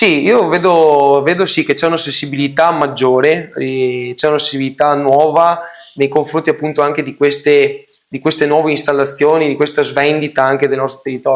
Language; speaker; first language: Italian; native; Italian